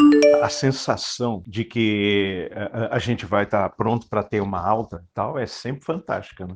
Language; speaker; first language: Portuguese; native; Portuguese